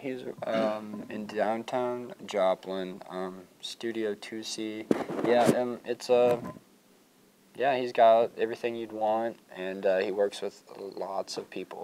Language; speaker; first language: English; native; English